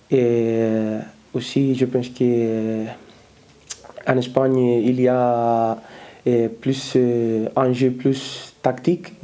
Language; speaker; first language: French; non-native, learner; Spanish